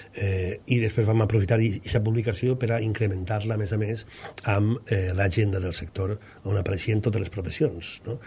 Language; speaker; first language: Catalan; native; Catalan